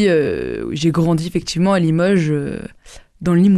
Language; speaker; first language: French; native; French